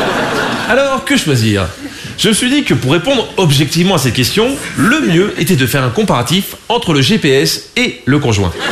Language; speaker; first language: French; native; French